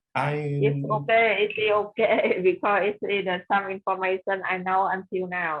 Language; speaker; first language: English; non-native, learner; Vietnamese